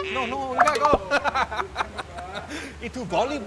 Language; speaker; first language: Indonesian; non-native, learner; English